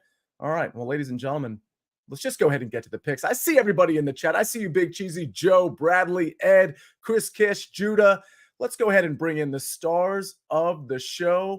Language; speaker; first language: English; native; English